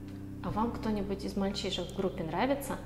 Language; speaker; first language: Russian; native; Russian